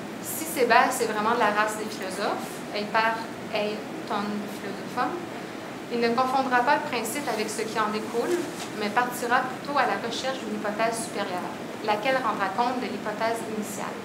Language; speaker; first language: French; native; French